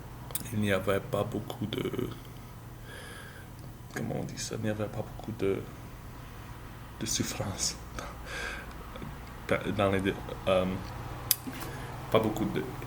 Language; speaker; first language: French; non-native, learner; English